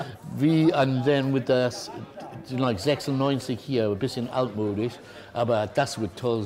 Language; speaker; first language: German; non-native, learner; English